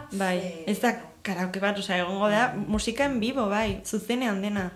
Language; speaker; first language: Basque; native; Basque